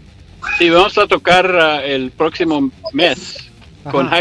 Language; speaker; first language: Spanish; early bilingual, heritage; English